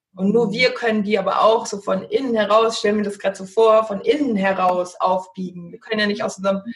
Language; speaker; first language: German; early bilingual, heritage; German